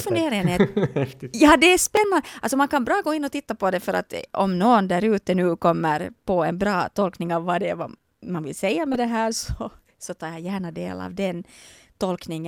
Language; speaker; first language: Swedish; native; Swedish